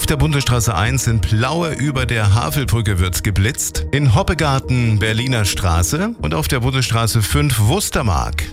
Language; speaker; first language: German; native; German